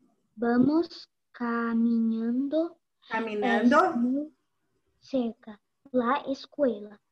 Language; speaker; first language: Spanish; non-native, learner; Portuguese